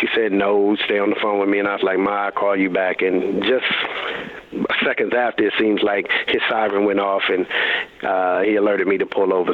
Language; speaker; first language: English; native; English